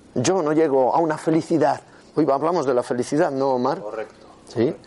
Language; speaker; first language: Spanish; native; Spanish